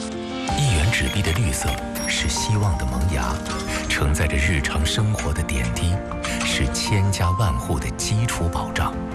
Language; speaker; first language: Chinese; native; Chinese